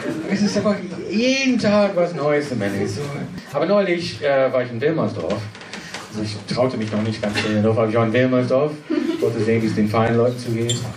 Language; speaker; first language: German; non-native, fluent; English